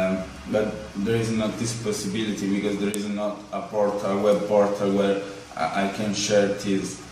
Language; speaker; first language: English; non-native, learner; Italian